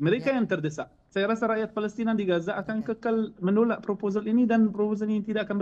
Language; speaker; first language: Indonesian; non-native, fluent; Arabic